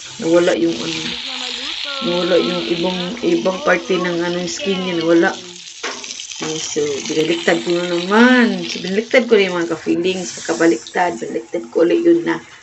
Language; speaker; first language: Filipino; non-native, local second language; Cebuano